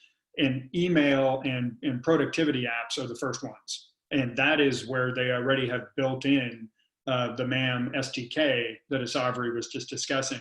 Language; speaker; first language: English; native; English